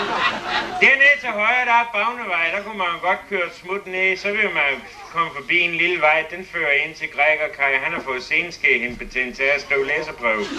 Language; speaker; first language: Danish; native; Danish